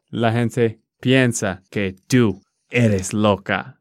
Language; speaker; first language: Spanish; non-native, fluent; English